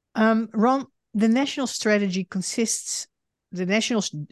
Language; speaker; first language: English; non-native, fluent; Dutch